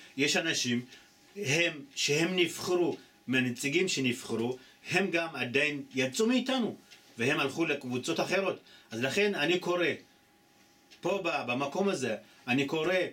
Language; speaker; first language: Hebrew; non-native, fluent; Amharic